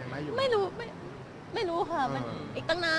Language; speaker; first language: Thai; native; Thai